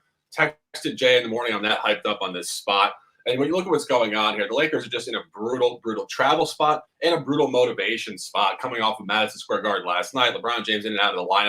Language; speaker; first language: English; native; English